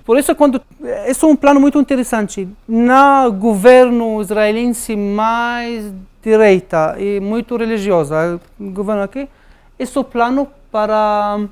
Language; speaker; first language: Portuguese; non-native, learner; Arabic